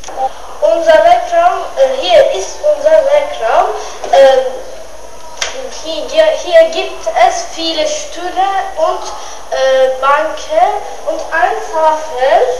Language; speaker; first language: German; non-native, learner; Turkish